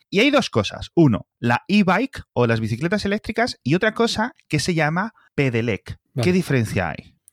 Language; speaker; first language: Spanish; native; Spanish